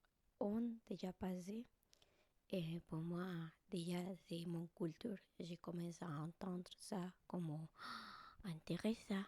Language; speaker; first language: French; non-native, learner; Spanish